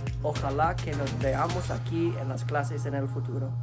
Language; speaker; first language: Spanish; non-native, fluent; English